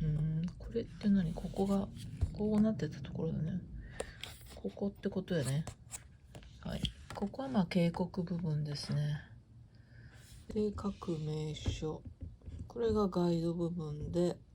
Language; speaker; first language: Japanese; native; Japanese